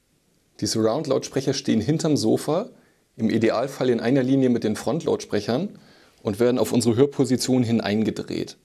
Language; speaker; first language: German; native; German